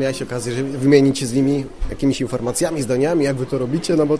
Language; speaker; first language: Polish; native; Polish